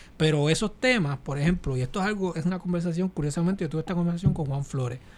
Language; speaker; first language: Spanish; native; Spanish